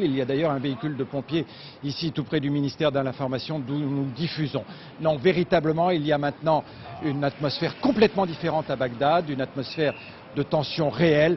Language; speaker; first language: French; native; French